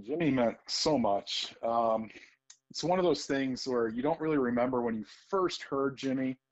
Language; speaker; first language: English; native; English